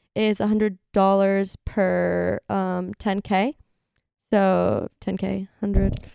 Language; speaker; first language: English; native; English